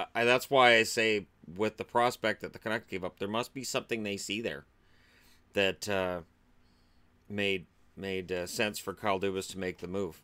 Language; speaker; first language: English; native; English